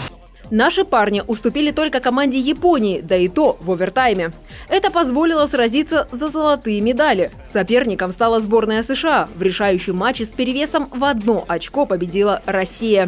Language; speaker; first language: Russian; native; Russian